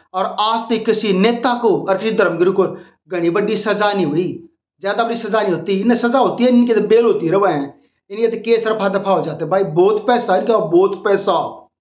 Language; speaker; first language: Hindi; native; Hindi